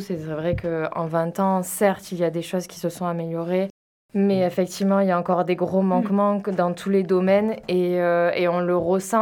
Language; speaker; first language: French; native; French